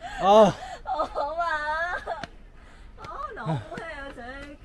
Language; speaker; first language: Korean; non-native, learner; Vietnamese